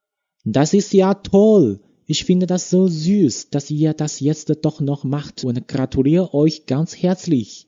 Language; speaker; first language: German; non-native, fluent; Chinese